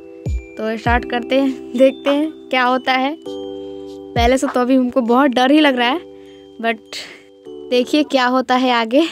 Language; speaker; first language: Hindi; native; Hindi